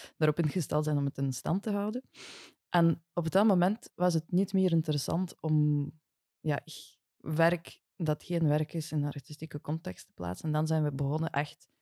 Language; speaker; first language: Dutch; non-native, fluent; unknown